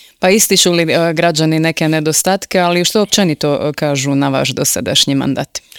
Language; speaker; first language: Croatian; native; Croatian